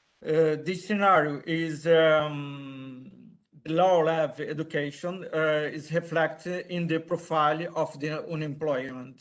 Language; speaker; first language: English; non-native, learner; Portuguese